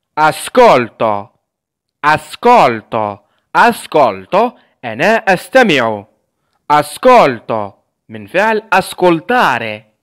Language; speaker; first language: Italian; non-native, fluent; Arabic